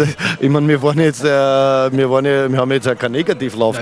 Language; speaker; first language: German; native; German